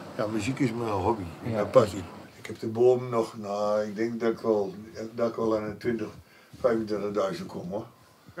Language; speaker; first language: Dutch; native; Dutch